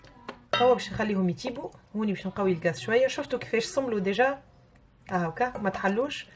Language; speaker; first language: Arabic; native; Arabic